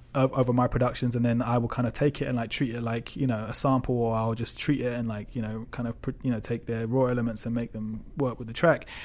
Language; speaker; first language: English; native; English